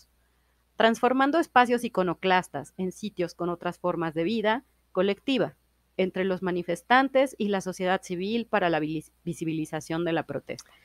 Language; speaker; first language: Spanish; native; Spanish